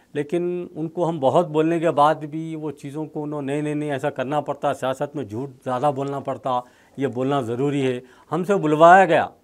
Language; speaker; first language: Urdu; native; Urdu